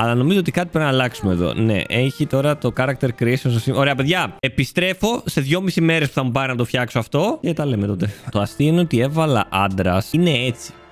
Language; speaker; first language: Greek; native; Greek